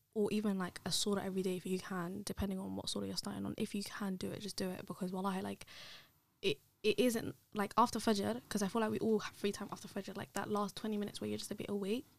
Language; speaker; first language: English; early bilingual, other home language; Somali